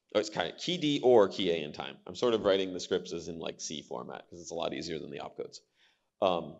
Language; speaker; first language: English; native; English